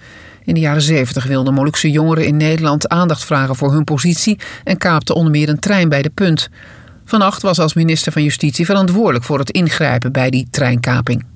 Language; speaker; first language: Dutch; native; Dutch